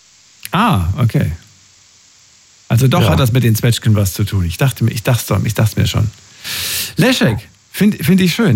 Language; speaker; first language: German; native; German